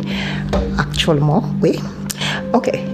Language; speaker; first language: French; non-native, learner; English